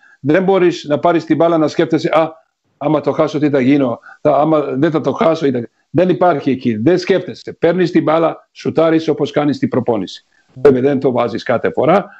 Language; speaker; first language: Greek; non-native, fluent; Serbian